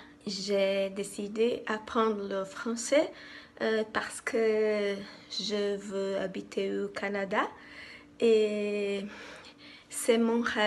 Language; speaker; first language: French; non-native, learner; Portuguese